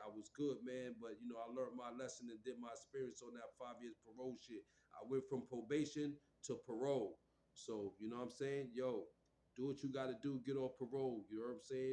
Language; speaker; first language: English; native; English